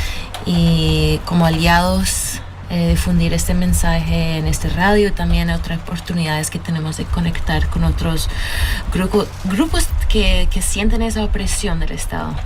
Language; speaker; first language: Spanish; early bilingual, heritage; Spanish